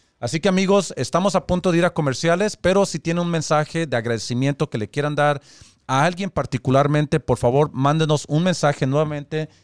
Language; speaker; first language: Spanish; early bilingual, heritage; Spanish